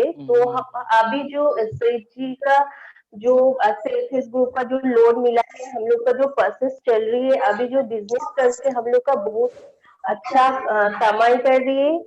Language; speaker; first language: Hindi; non-native, local second language; Bangla